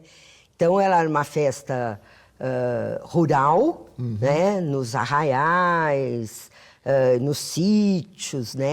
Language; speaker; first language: Portuguese; native; Portuguese